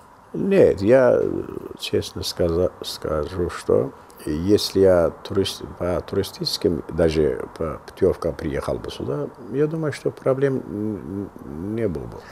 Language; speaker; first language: Russian; non-native, local second language; Azerbaijani